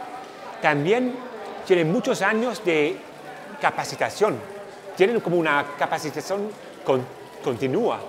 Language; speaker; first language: Spanish; non-native, fluent; English